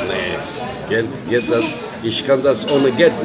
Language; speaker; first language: German; non-native, learner; Albanian